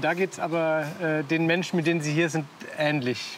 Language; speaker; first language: German; native; German